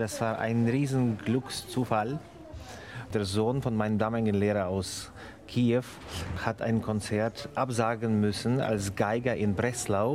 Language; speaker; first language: German; non-native, fluent; Ukrainian